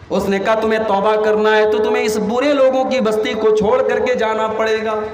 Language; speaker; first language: Urdu; native; Urdu